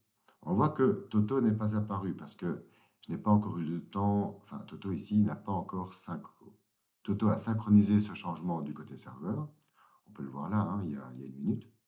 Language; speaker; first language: French; native; French